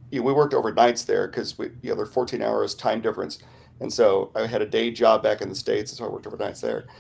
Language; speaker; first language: English; native; English